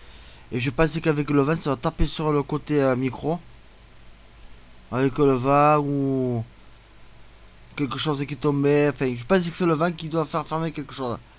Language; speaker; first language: French; native; French